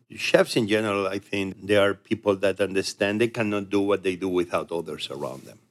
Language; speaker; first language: English; non-native, fluent; Spanish